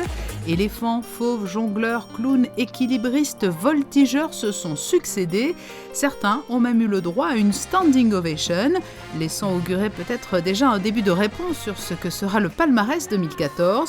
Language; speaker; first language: French; native; French